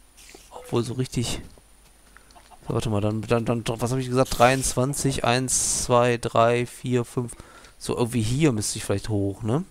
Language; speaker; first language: German; native; German